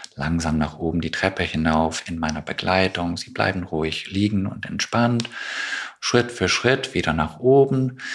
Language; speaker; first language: German; non-native, fluent; English